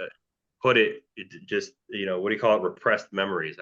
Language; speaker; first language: English; native; English